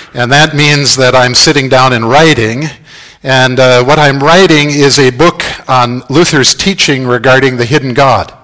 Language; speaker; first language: English; native; English